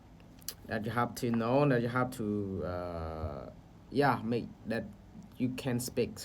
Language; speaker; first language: English; non-native, learner; Khmer